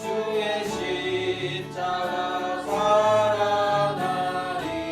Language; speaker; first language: Korean; native; Korean